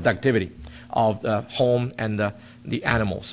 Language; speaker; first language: English; non-native, fluent; Chinese